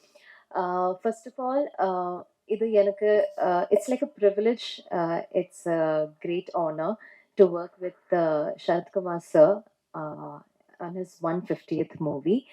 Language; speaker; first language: Tamil; non-native, local second language; Malayalam